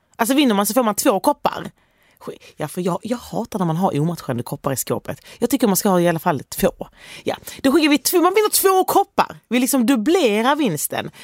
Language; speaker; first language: Swedish; native; Swedish